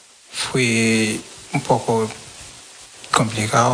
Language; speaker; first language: Spanish; non-native, learner; Wolof